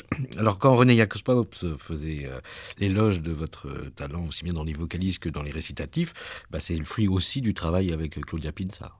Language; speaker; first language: French; native; French